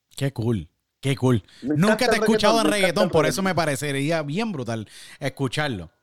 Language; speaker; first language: Spanish; native; Spanish